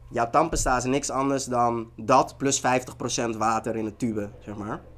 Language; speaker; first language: Dutch; early bilingual, other home language; Tigrinya